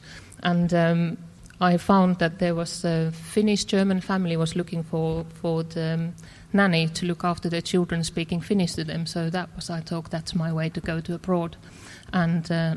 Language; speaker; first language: English; non-native, fluent; Finnish